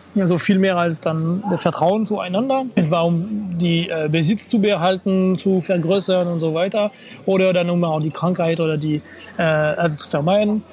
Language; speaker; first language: German; non-native, fluent; French